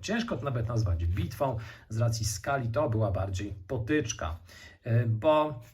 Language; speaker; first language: Polish; native; Polish